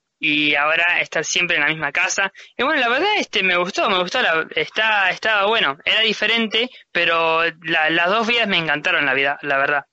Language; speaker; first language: Spanish; early bilingual, heritage; Spanish